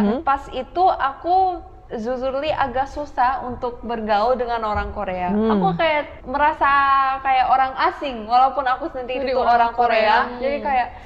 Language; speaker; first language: Indonesian; early bilingual, other home language; Korean